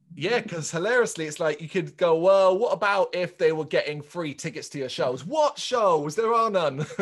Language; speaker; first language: English; native; English